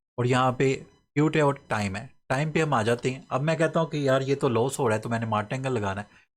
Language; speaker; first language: Urdu; non-native, local second language; Punjabi